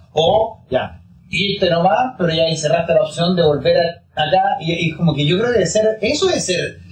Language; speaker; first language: Spanish; native; Spanish